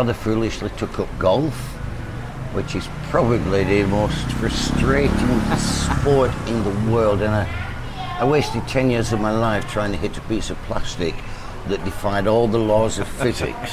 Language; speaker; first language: English; native; English